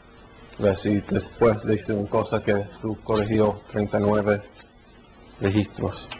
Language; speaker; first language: Spanish; early bilingual, heritage; Spanish